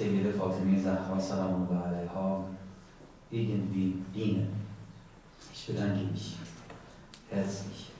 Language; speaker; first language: German; non-native, learner; Persian